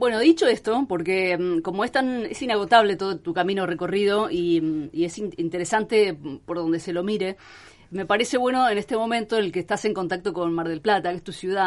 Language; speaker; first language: Spanish; native; Spanish